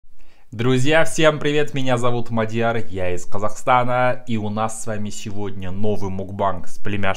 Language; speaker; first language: Russian; native; Russian